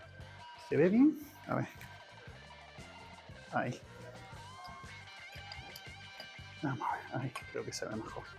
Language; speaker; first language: Spanish; native; Spanish